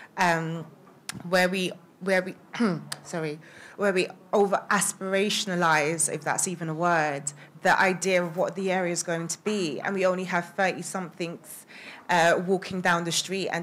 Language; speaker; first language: English; native; English